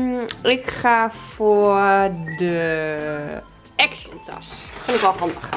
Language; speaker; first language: Dutch; native; Dutch